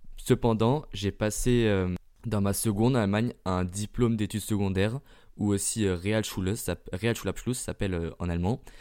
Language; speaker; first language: French; early bilingual, heritage; French